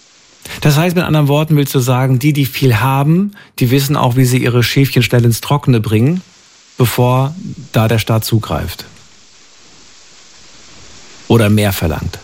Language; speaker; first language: German; native; German